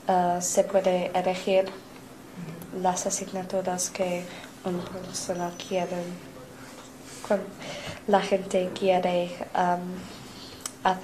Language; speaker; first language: Spanish; non-native, learner; English